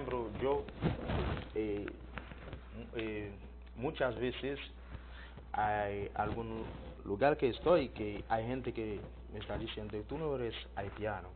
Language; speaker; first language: Spanish; non-native, learner; Haitian Creole